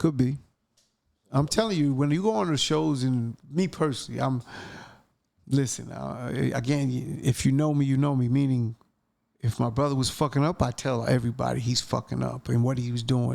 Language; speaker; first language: English; native; English